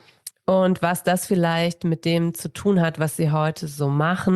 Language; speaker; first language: German; native; German